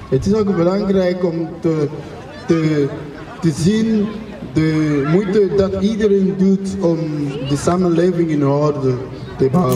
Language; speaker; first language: Dutch; non-native, fluent; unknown